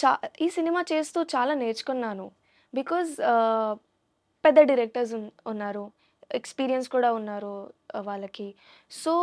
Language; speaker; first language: Telugu; non-native, learner; Hindi